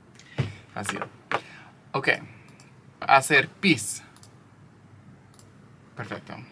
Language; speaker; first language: Spanish; non-native, learner; English